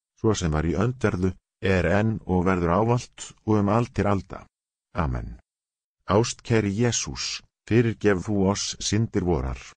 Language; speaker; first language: Icelandic; non-native, learner; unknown